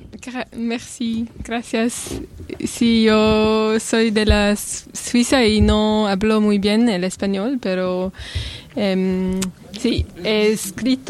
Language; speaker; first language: Spanish; non-native, learner; Italian